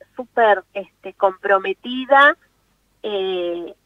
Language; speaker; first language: Spanish; non-native, local second language; Afrikaans